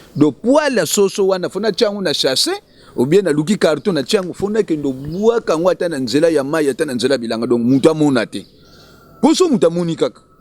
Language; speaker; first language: Lingala; non-native, local second language; Kongo